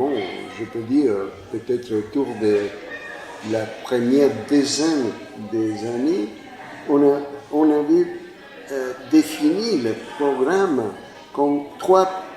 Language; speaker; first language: French; non-native, fluent; Spanish